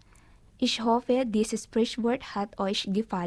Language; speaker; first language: German; non-native, learner; Filipino